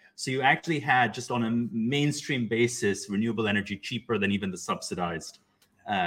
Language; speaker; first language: English; non-native, local second language; Urdu